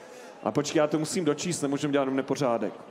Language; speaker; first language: Czech; native; Czech